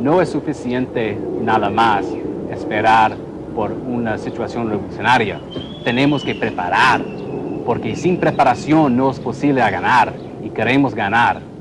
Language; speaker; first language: Spanish; non-native, fluent; English